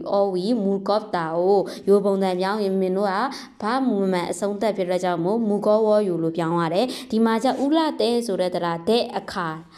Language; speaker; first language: Burmese; native; Burmese